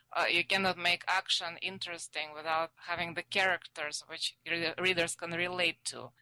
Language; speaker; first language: English; non-native, fluent; Russian